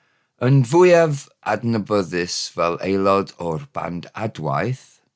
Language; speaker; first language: Welsh; non-native, learner; English